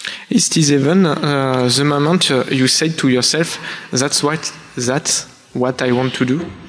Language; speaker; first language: English; non-native, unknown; French